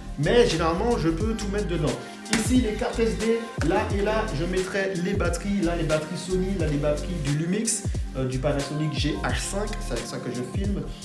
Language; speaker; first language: French; non-native, fluent; English